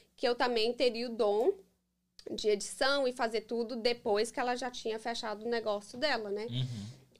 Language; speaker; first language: Portuguese; early bilingual, heritage; English